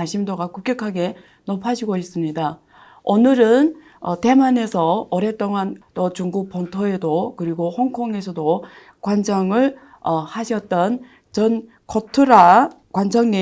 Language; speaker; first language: Korean; native; Korean